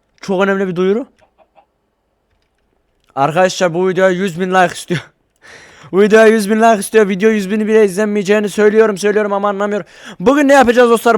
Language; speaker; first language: Turkish; native; Turkish